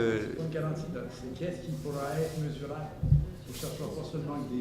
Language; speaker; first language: French; native; French